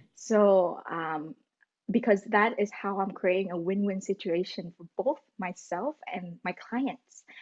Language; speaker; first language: English; non-native, fluent; Vietnamese